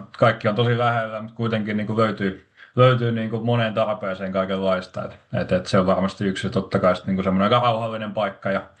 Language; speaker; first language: Finnish; native; Finnish